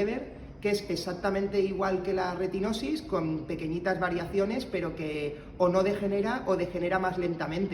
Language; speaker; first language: Spanish; native; Spanish